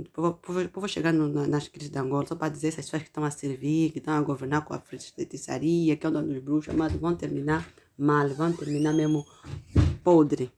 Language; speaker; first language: Portuguese; native; Portuguese